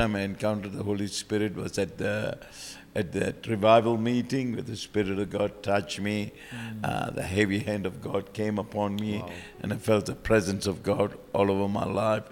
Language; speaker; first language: English; non-native, local second language; Tamil